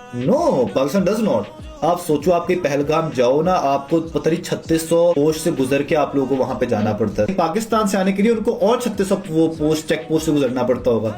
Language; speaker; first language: Urdu; non-native, local second language; Punjabi